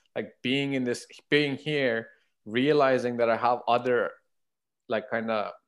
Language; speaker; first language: English; non-native, fluent; Persian